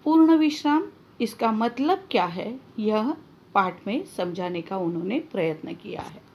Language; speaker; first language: Hindi; non-native, local second language; Marathi